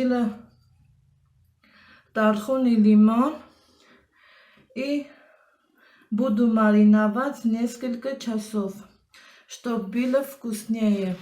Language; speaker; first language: Russian; non-native, local second language; Armenian